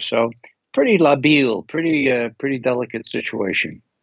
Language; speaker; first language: English; native; English